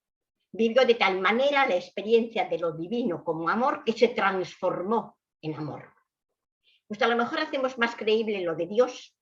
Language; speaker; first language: Spanish; native; Spanish